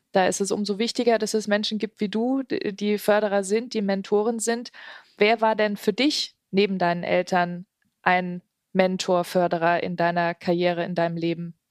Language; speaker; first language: German; native; German